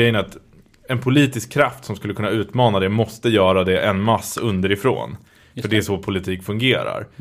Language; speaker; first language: Swedish; native; Swedish